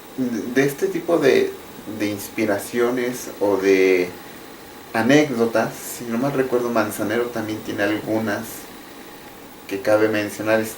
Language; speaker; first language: Spanish; native; Spanish